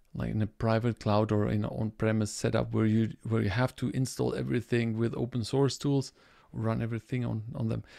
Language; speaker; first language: English; non-native, fluent; German